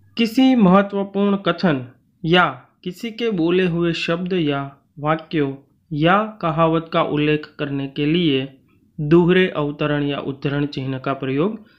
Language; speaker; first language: Hindi; non-native, local second language; Gujarati